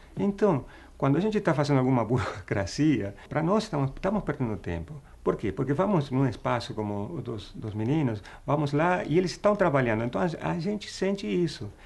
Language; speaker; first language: Portuguese; native; Portuguese